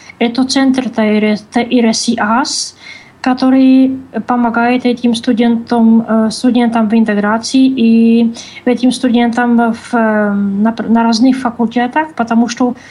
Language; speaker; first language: Russian; non-native, learner; Czech